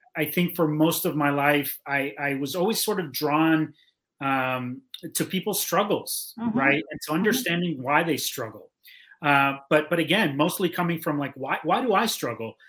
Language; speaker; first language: English; native; English